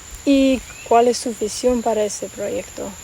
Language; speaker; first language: Spanish; non-native, fluent; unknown